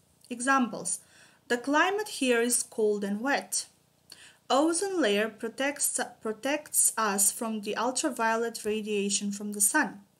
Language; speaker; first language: English; non-native, fluent; Macedonian